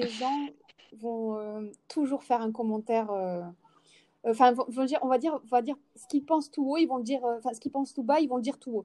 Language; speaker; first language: French; native; French